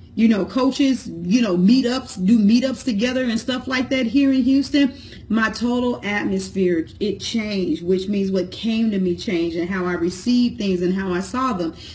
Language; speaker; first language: English; native; English